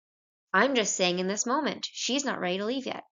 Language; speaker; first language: English; native; English